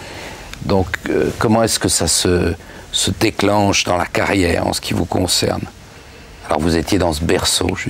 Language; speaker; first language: French; native; French